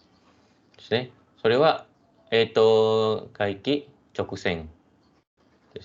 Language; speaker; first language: Japanese; non-native, fluent; Malay